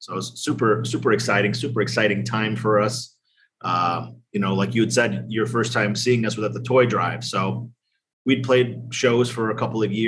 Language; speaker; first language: English; native; English